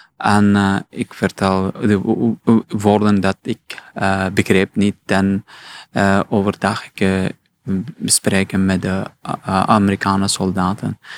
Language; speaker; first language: Dutch; non-native, learner; Persian